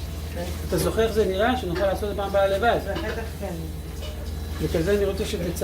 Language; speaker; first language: Hebrew; native; Hebrew